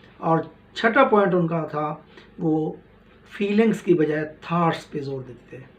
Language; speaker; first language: Urdu; non-native, local second language; Punjabi